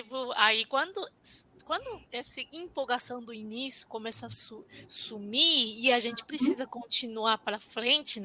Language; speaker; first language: Portuguese; non-native, fluent; Chinese